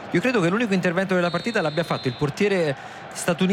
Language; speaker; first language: Italian; native; Italian